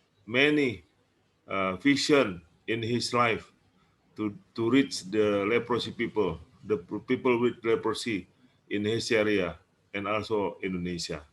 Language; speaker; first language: English; non-native, learner; Indonesian